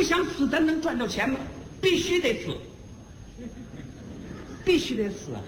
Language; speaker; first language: Chinese; native; Chinese